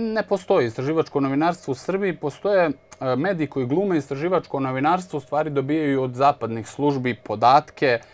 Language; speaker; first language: Serbian; native; Serbian